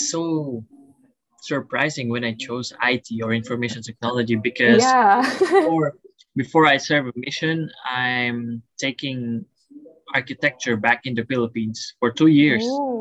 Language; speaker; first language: English; non-native, local second language; Filipino